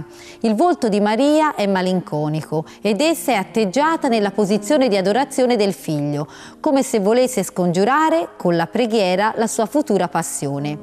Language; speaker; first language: Italian; native; Italian